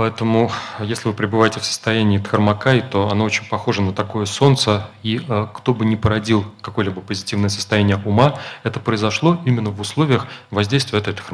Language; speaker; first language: Russian; native; Russian